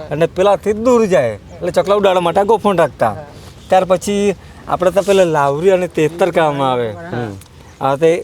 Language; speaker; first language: Gujarati; non-native, local second language; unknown